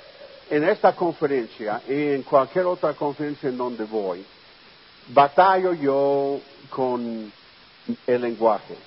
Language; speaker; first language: Spanish; non-native, fluent; English